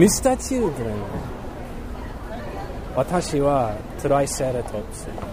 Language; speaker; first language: Japanese; non-native, learner; English